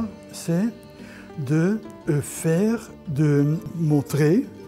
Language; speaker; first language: French; non-native, fluent; Dutch